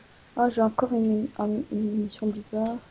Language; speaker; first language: French; native; French